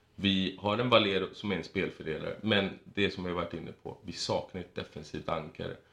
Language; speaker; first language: Swedish; early bilingual, other home language; Spanish